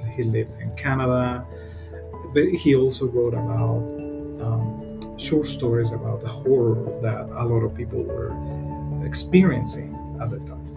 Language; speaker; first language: English; non-native, fluent; Spanish